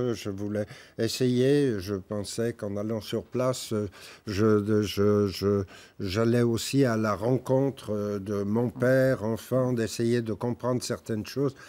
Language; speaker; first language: French; native; French